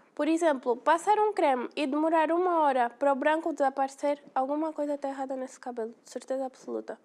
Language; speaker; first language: Portuguese; native; Portuguese